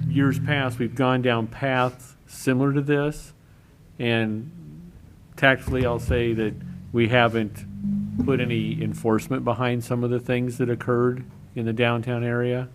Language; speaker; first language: English; native; English